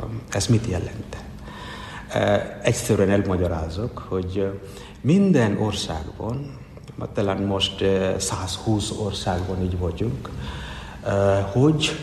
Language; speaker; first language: Hungarian; non-native, fluent; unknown